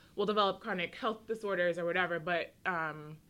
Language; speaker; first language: English; native; English